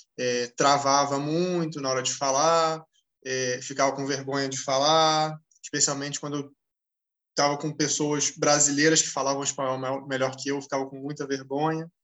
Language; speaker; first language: Portuguese; native; Portuguese